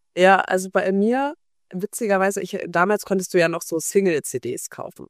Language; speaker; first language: German; native; German